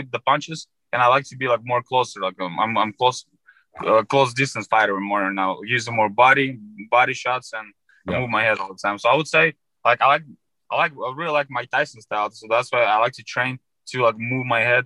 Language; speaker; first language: English; non-native, fluent; Uzbek